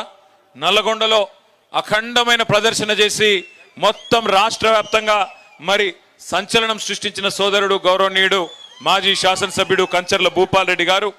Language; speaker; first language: Telugu; native; Telugu